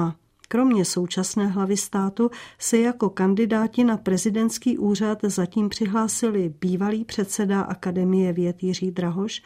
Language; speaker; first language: Czech; native; Czech